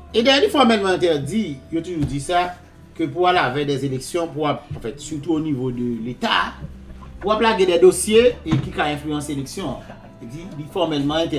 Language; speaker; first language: Haitian Creole; native; Haitian Creole